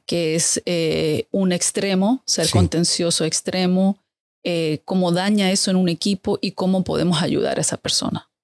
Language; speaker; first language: Spanish; native; Spanish